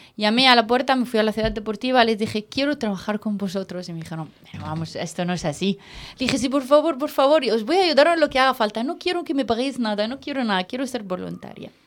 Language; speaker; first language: Spanish; non-native, fluent; Arabic